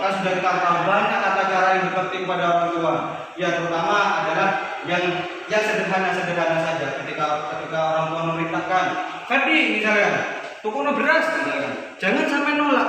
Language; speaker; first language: Indonesian; native; Indonesian